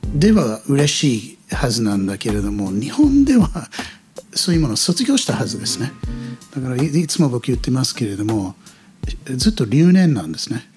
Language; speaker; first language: Japanese; non-native, fluent; English